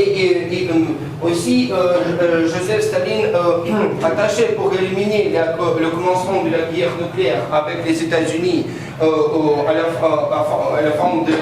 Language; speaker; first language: French; non-native, learner; Russian